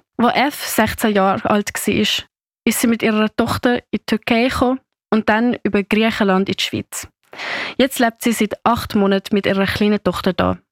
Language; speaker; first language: German; native; German